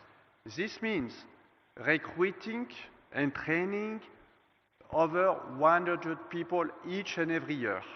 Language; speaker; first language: English; non-native, fluent; French